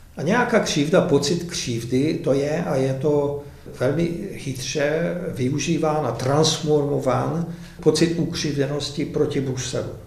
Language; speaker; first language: Czech; non-native, fluent; Hungarian